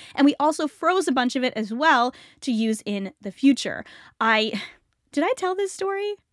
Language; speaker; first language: English; native; English